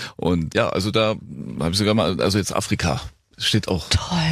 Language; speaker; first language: German; native; German